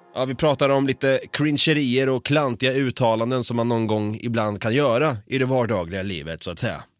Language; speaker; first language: Swedish; native; Swedish